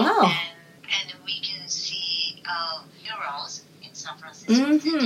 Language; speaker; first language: English; non-native, learner; Japanese